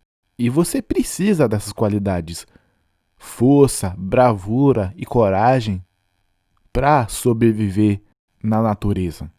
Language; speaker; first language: Portuguese; non-native, fluent; English